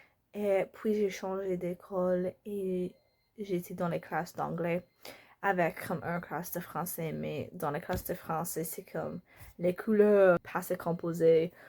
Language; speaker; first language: French; non-native, learner; English